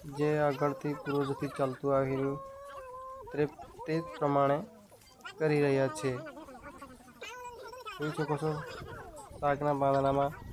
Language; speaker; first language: Gujarati; non-native, local second language; Bhili